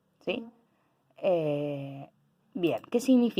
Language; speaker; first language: Spanish; native; Spanish